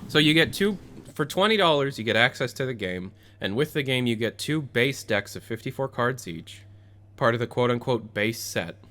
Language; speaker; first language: English; native; English